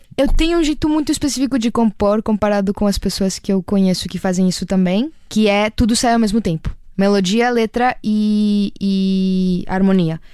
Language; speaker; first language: Portuguese; non-native, fluent; Spanish